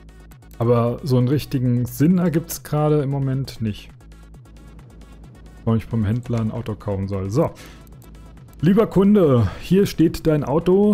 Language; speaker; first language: German; native; German